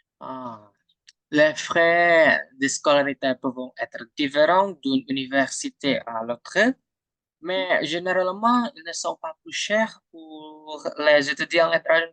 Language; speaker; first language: French; non-native, learner; Indonesian